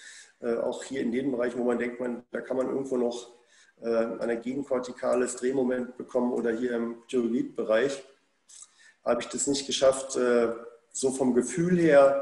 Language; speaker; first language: German; native; German